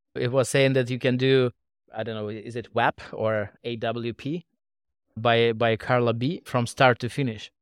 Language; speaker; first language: English; non-native, fluent; Russian